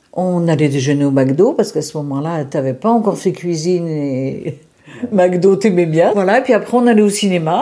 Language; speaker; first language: French; native; French